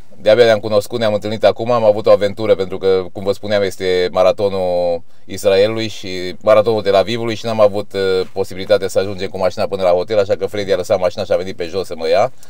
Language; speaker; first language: Romanian; native; Romanian